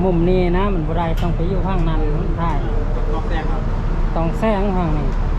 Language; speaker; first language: Thai; non-native, fluent; Lao